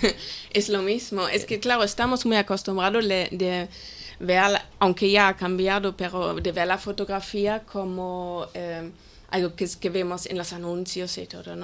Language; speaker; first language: Spanish; non-native, fluent; German